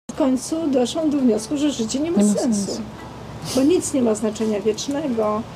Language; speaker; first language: Polish; non-native, fluent; Armenian